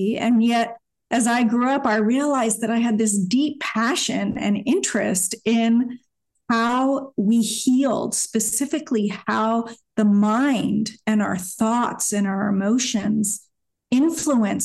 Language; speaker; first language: English; native; English